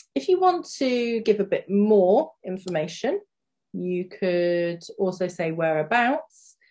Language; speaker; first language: English; native; English